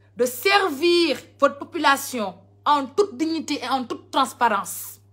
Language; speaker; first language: French; non-native, local second language; Wolof